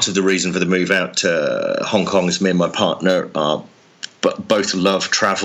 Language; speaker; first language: English; native; English